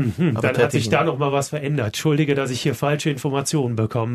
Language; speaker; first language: German; native; German